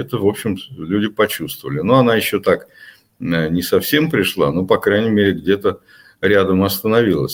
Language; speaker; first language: Russian; native; Russian